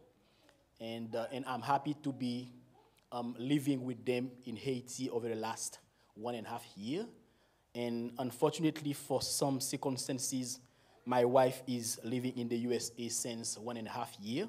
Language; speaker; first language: English; non-native, fluent; Haitian Creole